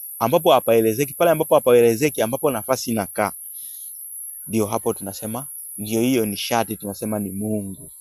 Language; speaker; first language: Swahili; native; Swahili